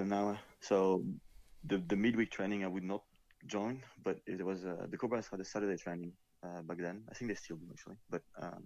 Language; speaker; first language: English; non-native, fluent; French